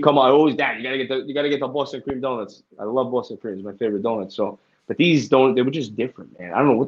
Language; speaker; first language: English; native; English